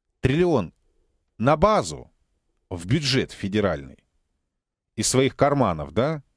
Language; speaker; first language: Russian; native; Russian